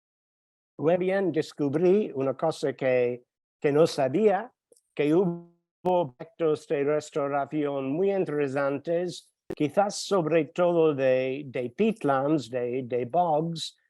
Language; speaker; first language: Spanish; non-native, fluent; English